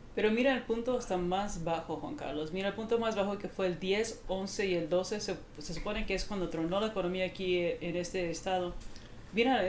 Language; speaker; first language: Spanish; native; Spanish